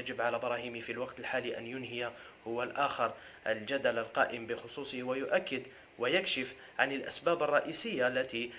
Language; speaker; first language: Arabic; native; Arabic